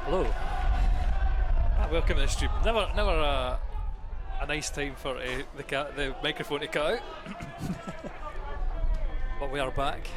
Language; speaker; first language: English; native; English